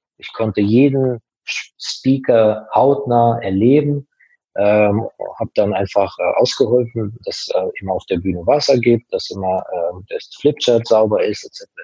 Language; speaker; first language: German; non-native, fluent; Azerbaijani